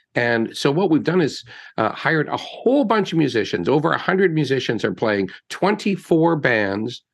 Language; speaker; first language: English; native; English